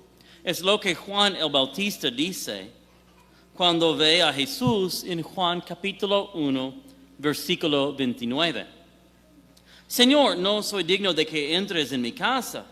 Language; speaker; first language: Spanish; non-native, fluent; English